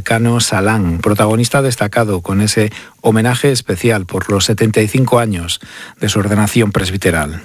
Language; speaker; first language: Spanish; native; Spanish